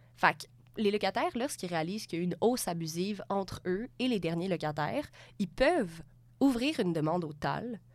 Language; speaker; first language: French; native; French